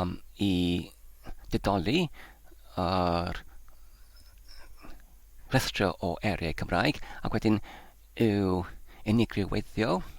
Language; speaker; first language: Welsh; non-native, fluent; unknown